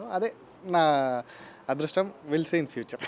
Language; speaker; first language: Telugu; non-native, learner; Kannada